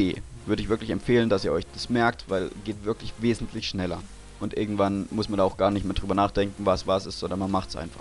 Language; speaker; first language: German; native; German